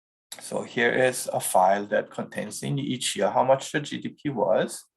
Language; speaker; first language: English; non-native, fluent; Korean